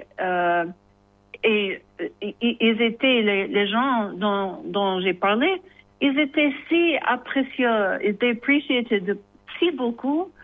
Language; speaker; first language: French; non-native, learner; English